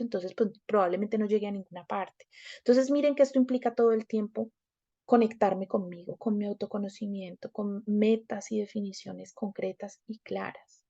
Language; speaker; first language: Spanish; native; Spanish